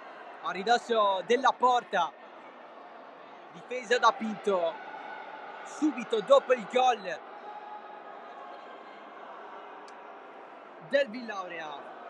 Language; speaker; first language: Italian; native; Italian